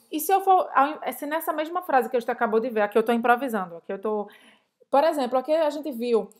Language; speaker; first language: Portuguese; native; Portuguese